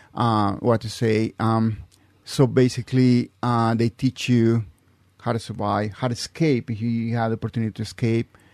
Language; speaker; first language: English; non-native, fluent; Spanish